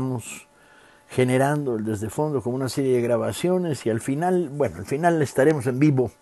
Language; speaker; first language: Spanish; native; Spanish